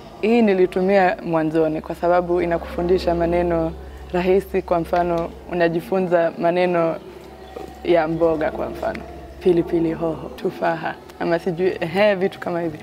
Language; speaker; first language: Swahili; non-native, fluent; German